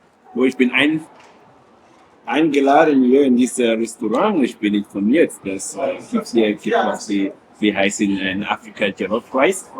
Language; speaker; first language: German; non-native, learner; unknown